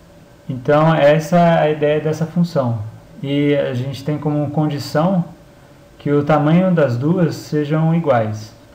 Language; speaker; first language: Portuguese; native; Portuguese